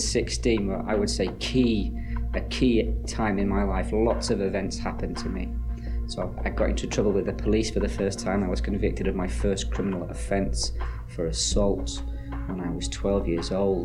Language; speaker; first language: English; native; English